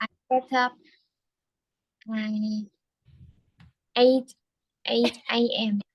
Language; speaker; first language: English; non-native, learner; Vietnamese